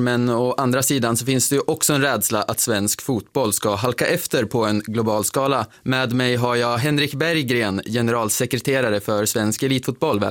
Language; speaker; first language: Swedish; native; Swedish